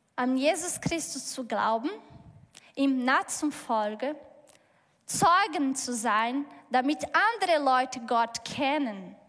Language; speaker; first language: German; non-native, learner; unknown